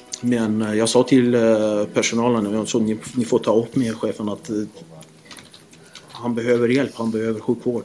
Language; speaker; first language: Swedish; non-native, fluent; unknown